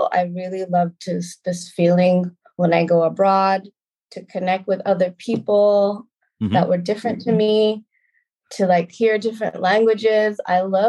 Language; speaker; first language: English; native; English